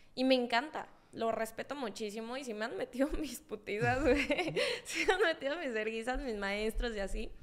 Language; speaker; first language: Spanish; native; Spanish